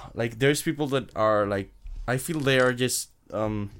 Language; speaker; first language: English; non-native, fluent; Spanish